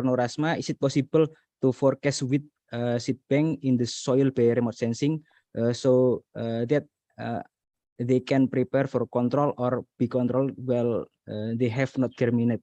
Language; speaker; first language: English; non-native, learner; Indonesian